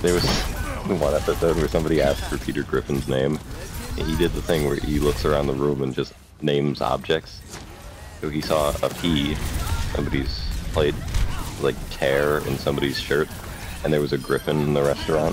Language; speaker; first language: English; native; English